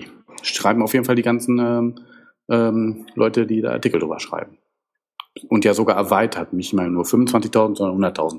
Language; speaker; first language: German; native; German